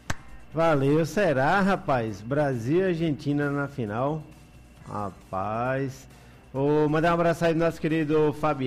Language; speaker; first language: Portuguese; native; Portuguese